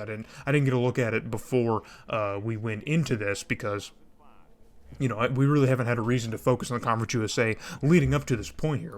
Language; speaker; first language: English; native; English